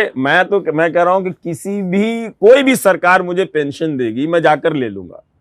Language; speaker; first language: Hindi; non-native, local second language; Bhojpuri